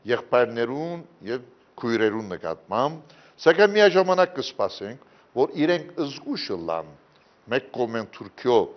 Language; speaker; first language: Armenian; early bilingual, heritage; Armenian